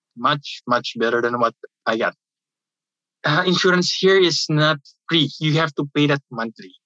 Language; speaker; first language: English; non-native, local second language; Filipino